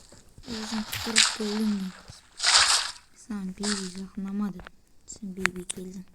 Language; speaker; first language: Kazakh; native; Kazakh